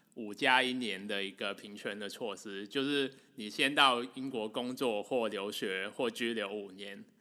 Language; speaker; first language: Chinese; non-native, local second language; Cantonese